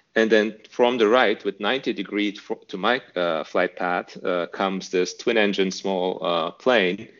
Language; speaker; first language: English; non-native, fluent; Turkish